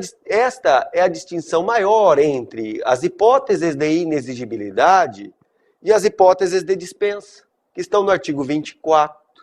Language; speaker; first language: Portuguese; native; Portuguese